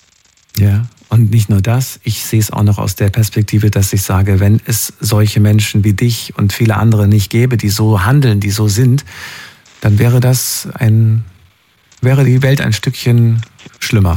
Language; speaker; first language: German; native; German